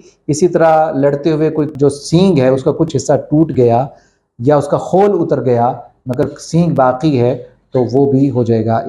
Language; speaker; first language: Urdu; native; Urdu